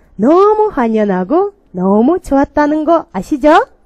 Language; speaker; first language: Korean; non-native, fluent; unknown